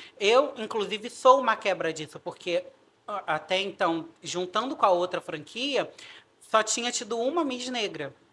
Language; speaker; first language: Portuguese; native; Portuguese